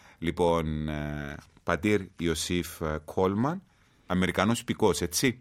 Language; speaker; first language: Greek; native; Greek